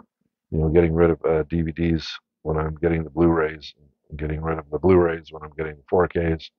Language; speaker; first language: English; native; English